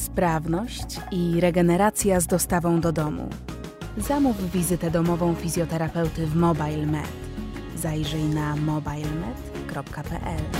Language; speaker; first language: Polish; native; Polish